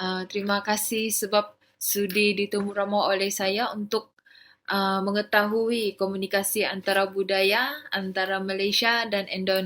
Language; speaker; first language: Malay; native; Malay